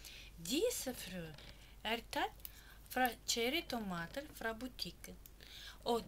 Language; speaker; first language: Norwegian; non-native, learner; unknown